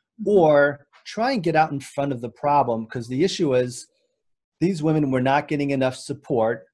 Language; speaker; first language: English; native; English